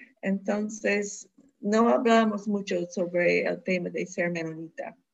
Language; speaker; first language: Spanish; non-native, fluent; English